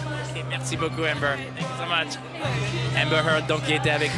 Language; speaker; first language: French; native; French